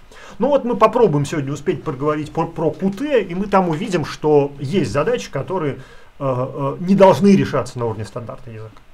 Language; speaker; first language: Russian; native; Russian